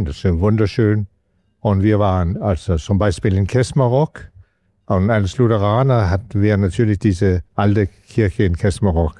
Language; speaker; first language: German; non-native, learner; Danish